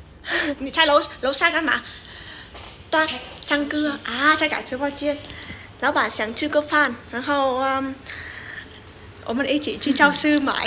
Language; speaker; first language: Chinese; non-native, fluent; Vietnamese